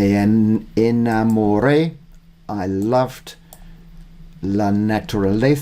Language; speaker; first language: Spanish; non-native, learner; English